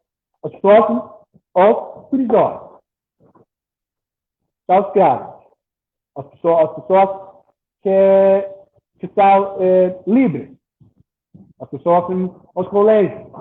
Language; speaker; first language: Portuguese; non-native, learner; English